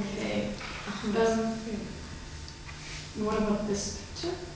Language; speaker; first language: English; non-native, fluent; German